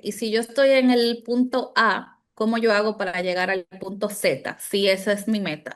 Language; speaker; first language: Spanish; native; Spanish